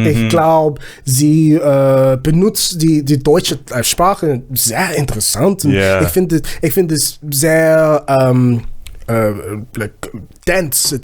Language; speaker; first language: German; non-native, learner; Zulu